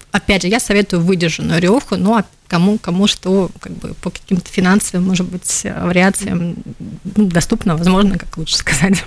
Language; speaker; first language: Russian; native; Russian